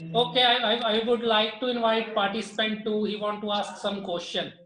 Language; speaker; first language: English; non-native, local second language; Punjabi